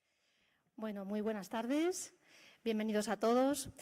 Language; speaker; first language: Spanish; native; Spanish